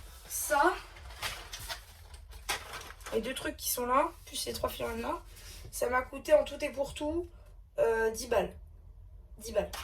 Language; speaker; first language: French; native; French